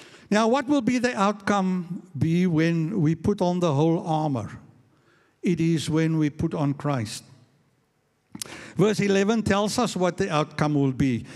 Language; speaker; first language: English; non-native, local second language; Afrikaans